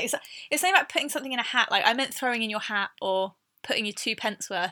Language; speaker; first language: English; native; English